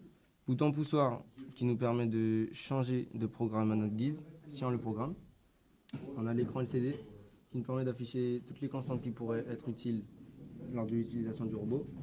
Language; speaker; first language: French; native; French